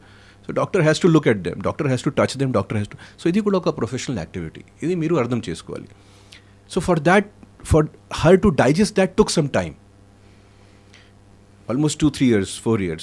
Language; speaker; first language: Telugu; non-native, fluent; Hindi